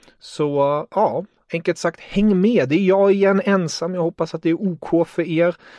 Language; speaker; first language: Swedish; non-native, fluent; German